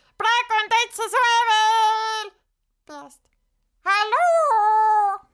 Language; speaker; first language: Estonian; native; Estonian